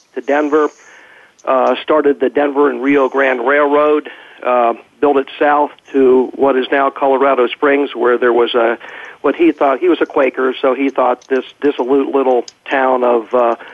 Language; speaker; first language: English; native; English